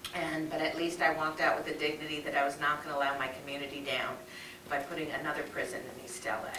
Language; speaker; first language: English; native; English